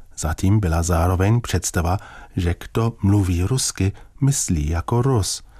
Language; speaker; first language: Czech; native; Czech